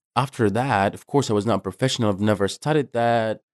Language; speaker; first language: English; non-native, fluent; Arabic